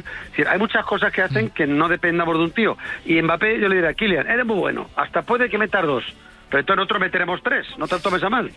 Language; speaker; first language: Spanish; native; Spanish